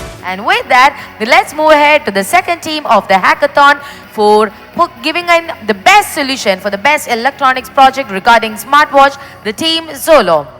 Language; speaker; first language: English; non-native, local second language; Malayalam